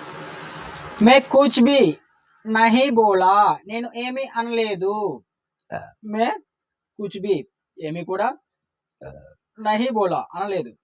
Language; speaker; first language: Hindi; non-native, local second language; Telugu